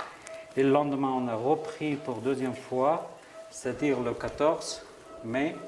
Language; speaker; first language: French; non-native, fluent; Persian